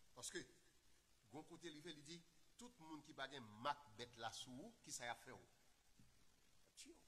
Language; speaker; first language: French; native; French